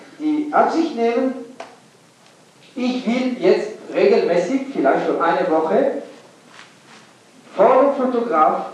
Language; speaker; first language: German; non-native, fluent; English